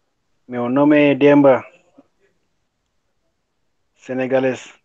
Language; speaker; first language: Portuguese; non-native, learner; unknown